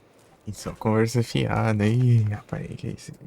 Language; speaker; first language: Portuguese; native; Portuguese